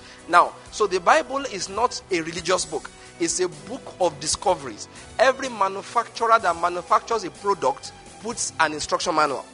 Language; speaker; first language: English; non-native, local second language; Igbo